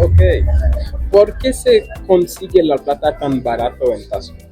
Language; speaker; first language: Spanish; non-native, fluent; Haitian Creole